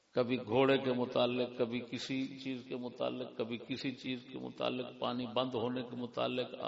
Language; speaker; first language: Urdu; non-native, local second language; Punjabi